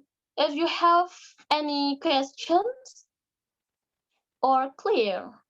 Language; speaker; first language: English; non-native, learner; Indonesian